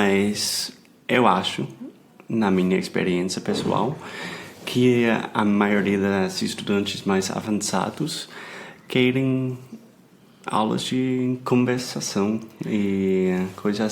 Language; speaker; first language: Portuguese; non-native, fluent; English